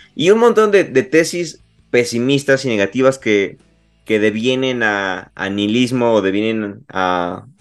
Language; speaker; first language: Spanish; native; Spanish